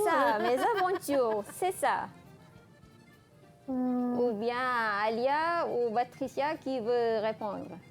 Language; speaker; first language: French; non-native, fluent; Malay